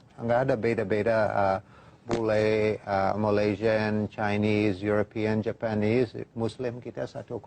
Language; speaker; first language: Indonesian; non-native, fluent; English